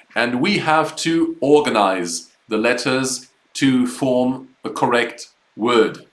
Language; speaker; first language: English; non-native, fluent; German